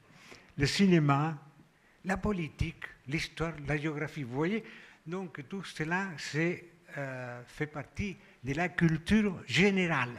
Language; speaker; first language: French; non-native, fluent; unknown